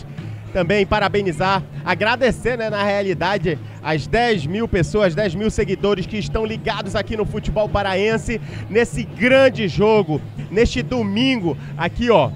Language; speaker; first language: Portuguese; native; Portuguese